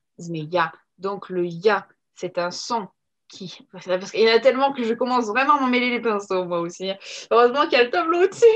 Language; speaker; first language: French; native; French